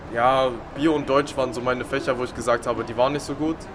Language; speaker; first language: German; early bilingual, other home language; Vietnamese